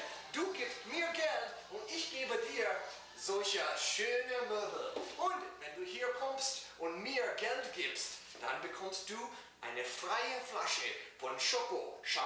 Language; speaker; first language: German; non-native, learner; English